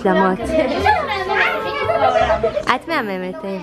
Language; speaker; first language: Hebrew; native; Hebrew